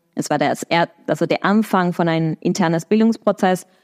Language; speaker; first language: German; non-native, fluent; Spanish